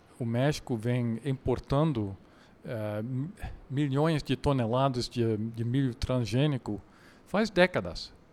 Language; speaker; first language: Portuguese; non-native, fluent; Dutch